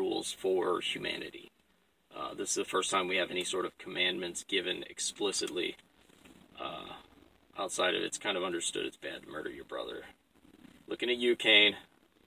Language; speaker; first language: English; native; English